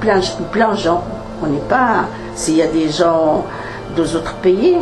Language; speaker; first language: French; non-native, learner; Arabic